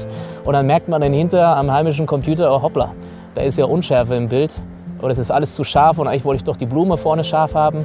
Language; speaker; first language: German; native; German